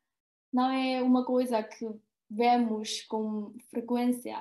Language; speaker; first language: Portuguese; non-native, fluent; Chinese